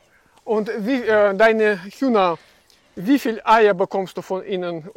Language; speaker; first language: German; non-native, fluent; Russian